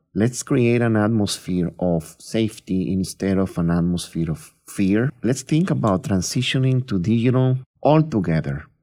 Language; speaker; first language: English; non-native, fluent; Spanish